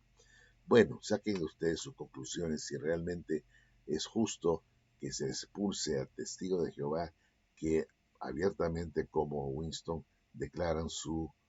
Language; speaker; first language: Spanish; native; Spanish